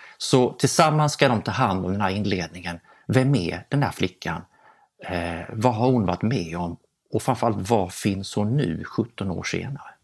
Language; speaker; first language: Swedish; native; Swedish